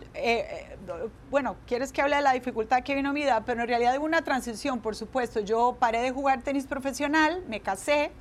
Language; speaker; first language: Spanish; native; Spanish